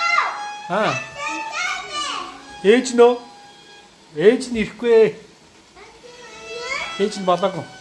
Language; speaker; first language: Mongolian; native; Mongolian